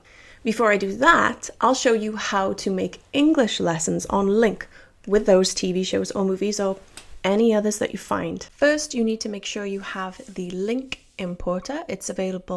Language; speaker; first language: English; native; English